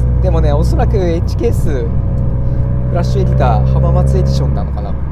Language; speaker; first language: Japanese; native; Japanese